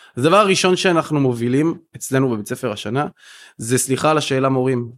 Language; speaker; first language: Hebrew; native; Hebrew